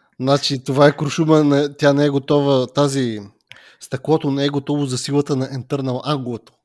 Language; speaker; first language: Bulgarian; native; Bulgarian